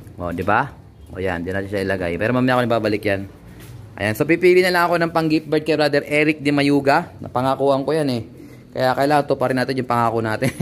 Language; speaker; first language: Filipino; native; Filipino